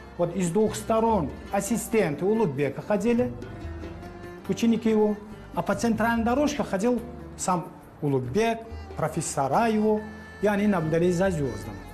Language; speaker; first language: Russian; non-native, local second language; Uzbek